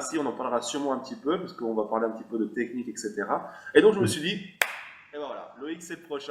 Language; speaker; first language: French; native; French